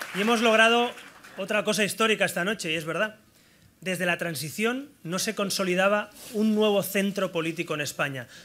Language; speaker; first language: Spanish; native; Spanish